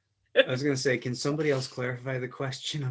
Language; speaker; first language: English; native; English